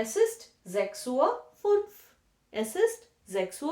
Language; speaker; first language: German; non-native, fluent; Hindi